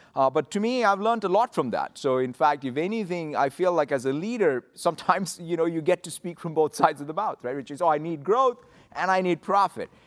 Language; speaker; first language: English; non-native, local second language; Telugu